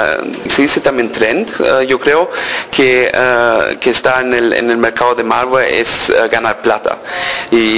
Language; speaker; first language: Spanish; early bilingual, heritage; Spanish